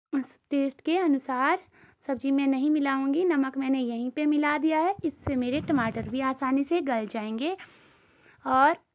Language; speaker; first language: Hindi; native; Hindi